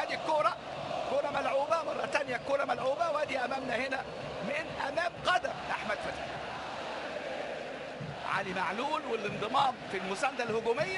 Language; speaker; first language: Arabic; native; Arabic